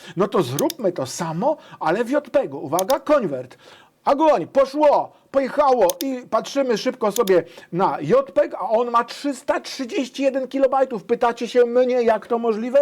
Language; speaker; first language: Polish; native; Polish